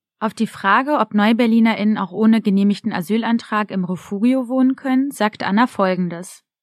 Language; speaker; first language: German; native; German